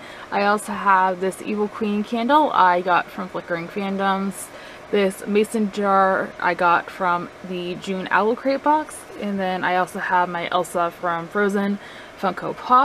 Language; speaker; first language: English; native; English